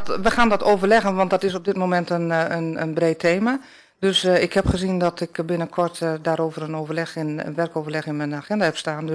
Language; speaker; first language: Dutch; native; Dutch